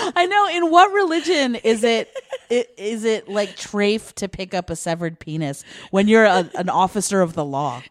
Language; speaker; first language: English; native; English